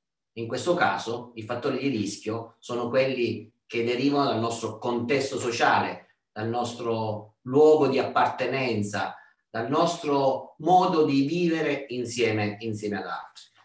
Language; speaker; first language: Italian; native; Italian